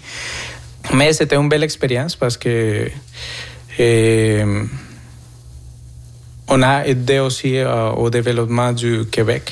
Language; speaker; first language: French; non-native, fluent; Spanish